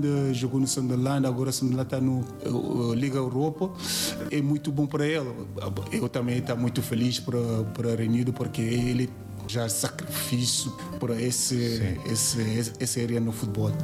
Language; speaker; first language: Portuguese; non-native, learner; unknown